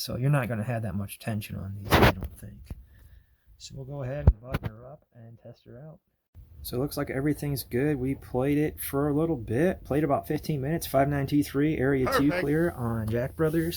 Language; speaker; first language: English; native; English